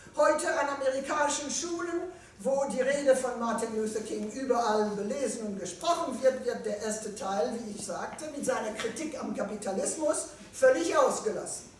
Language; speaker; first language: German; non-native, fluent; French